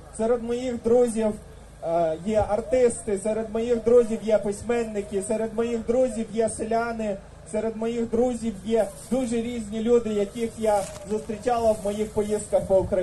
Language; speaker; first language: Ukrainian; non-native, learner; German